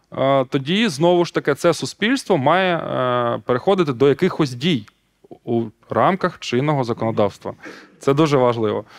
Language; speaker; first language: Ukrainian; non-native, local second language; Russian